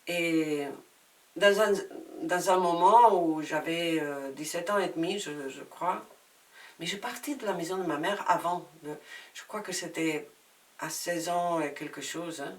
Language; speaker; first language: French; non-native, fluent; Spanish